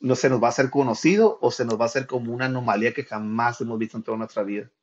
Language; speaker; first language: Spanish; native; Spanish